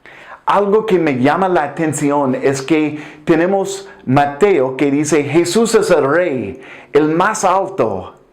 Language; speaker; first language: Spanish; non-native, fluent; English